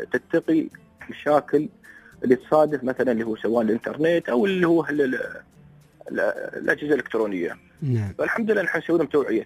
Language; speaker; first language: Arabic; native; Arabic